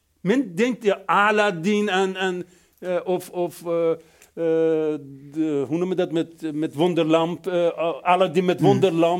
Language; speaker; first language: Dutch; non-native, fluent; Persian